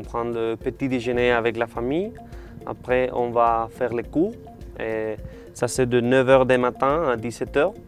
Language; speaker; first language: French; non-native, learner; Spanish